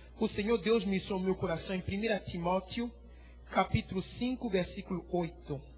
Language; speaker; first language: Portuguese; non-native, fluent; French